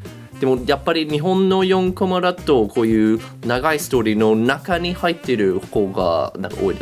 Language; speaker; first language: Japanese; non-native, fluent; French